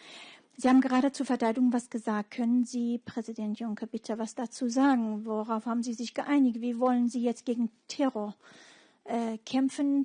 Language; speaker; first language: German; non-native, fluent; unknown